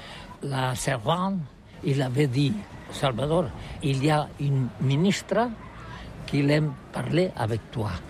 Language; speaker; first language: French; non-native, learner; Catalan